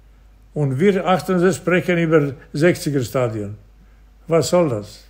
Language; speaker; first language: German; non-native, fluent; Serbian